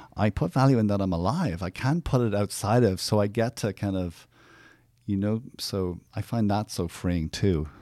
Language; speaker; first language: English; native; English